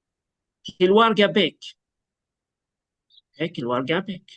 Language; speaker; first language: Indonesian; non-native, learner; Arabic